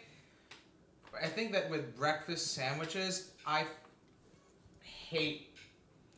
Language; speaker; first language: English; non-native, local second language; Filipino